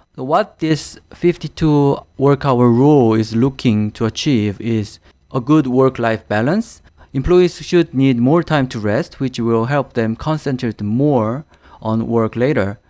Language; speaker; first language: English; non-native, fluent; Korean